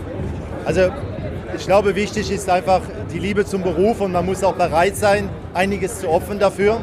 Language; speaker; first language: German; native; German